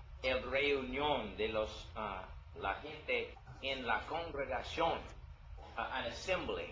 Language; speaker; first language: Spanish; non-native, learner; English